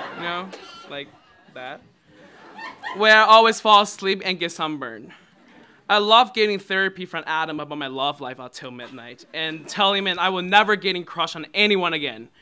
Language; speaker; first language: English; non-native, fluent; Chinese